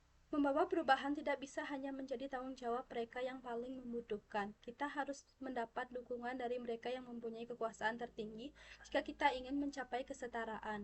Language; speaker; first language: Indonesian; non-native, local second language; Balinese